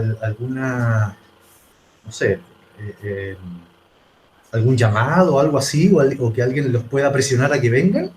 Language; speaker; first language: Spanish; native; Spanish